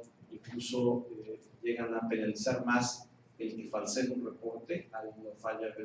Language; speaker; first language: Spanish; native; Spanish